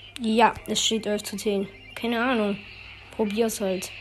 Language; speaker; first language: German; native; German